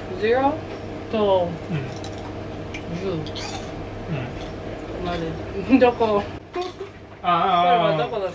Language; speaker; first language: Japanese; non-native, learner; English